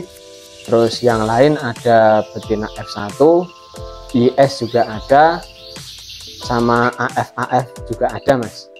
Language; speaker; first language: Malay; non-native, local second language; Javanese